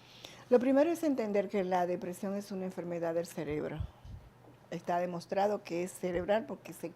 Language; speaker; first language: Spanish; native; Spanish